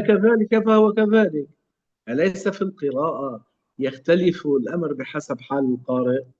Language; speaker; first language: Arabic; native; Arabic